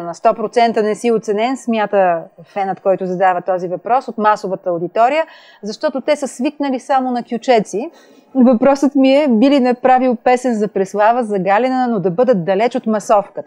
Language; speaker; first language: Bulgarian; native; Bulgarian